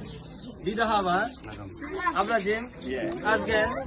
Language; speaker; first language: Turkish; non-native, learner; Urdu